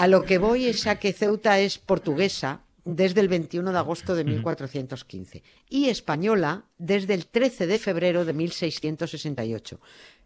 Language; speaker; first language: Spanish; native; Spanish